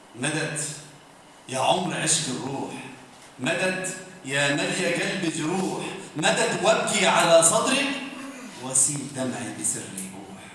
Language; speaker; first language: Arabic; native; Arabic